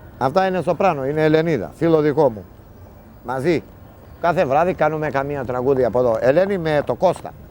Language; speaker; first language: Greek; non-native, learner; Italian